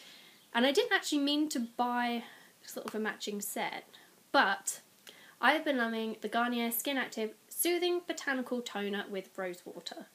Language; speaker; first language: English; native; English